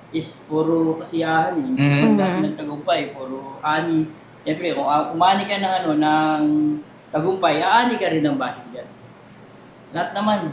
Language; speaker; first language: Filipino; native; Filipino